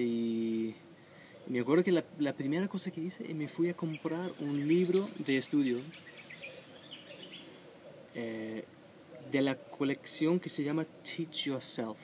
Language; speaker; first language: Spanish; non-native, fluent; English